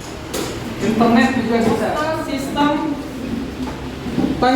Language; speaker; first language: Indonesian; non-native, local second language; Sundanese